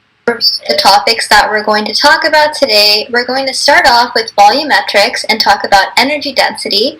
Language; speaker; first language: English; native; English